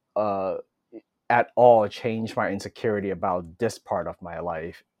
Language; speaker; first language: English; early bilingual, other home language; Cantonese